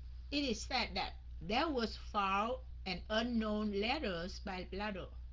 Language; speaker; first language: English; non-native, fluent; Vietnamese